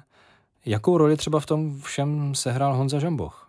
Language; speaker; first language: Czech; native; Czech